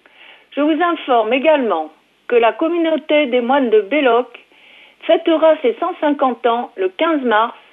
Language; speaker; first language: French; native; French